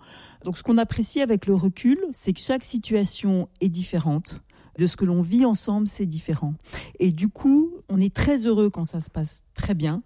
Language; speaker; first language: French; native; French